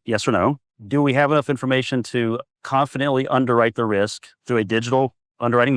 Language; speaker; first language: English; native; English